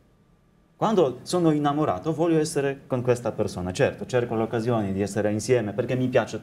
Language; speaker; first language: Italian; non-native, learner; Polish